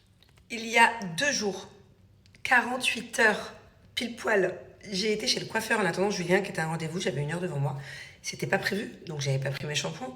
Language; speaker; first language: French; native; French